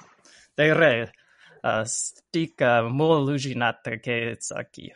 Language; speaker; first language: Catalan; non-native, learner; English